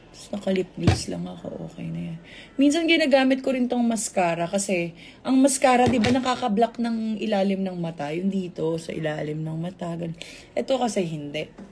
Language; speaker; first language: Filipino; native; Filipino